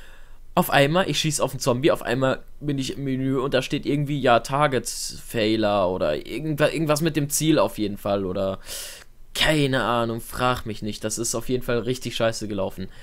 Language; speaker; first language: German; native; German